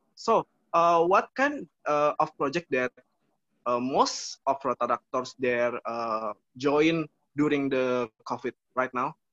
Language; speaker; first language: English; non-native, learner; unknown